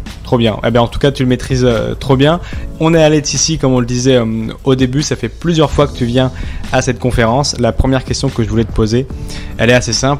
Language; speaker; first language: French; native; French